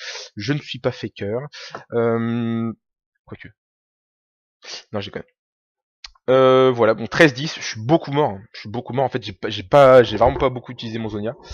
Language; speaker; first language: French; native; French